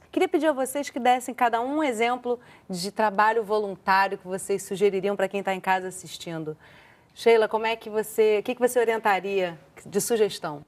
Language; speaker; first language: Portuguese; native; Portuguese